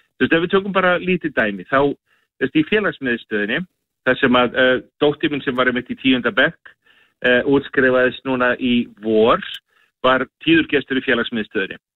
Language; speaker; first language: Icelandic; native; Icelandic